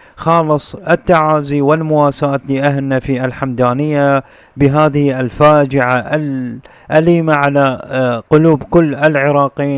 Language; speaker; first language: Arabic; native; Arabic